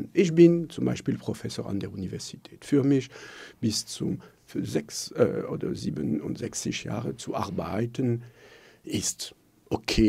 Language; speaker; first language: German; non-native, local second language; French